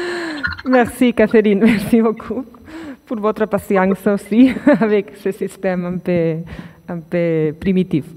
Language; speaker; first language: French; non-native, fluent; Catalan